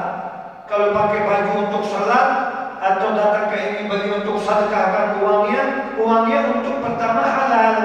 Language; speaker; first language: Indonesian; non-native, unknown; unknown